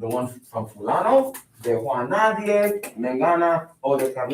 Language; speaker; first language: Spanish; non-native, fluent; English